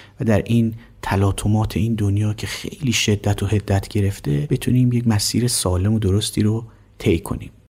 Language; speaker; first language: Persian; native; Persian